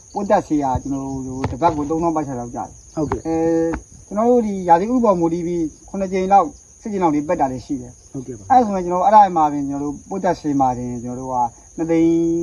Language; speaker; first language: Burmese; native; Burmese